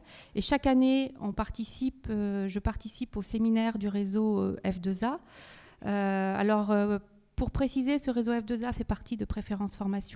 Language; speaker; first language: French; native; French